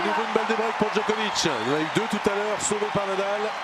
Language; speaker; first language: French; native; French